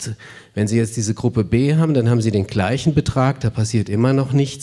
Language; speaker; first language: German; native; German